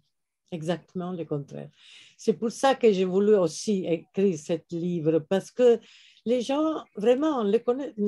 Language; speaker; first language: French; non-native, fluent; Italian